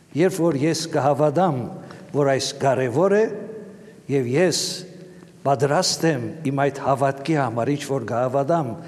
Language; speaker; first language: Armenian; native; Armenian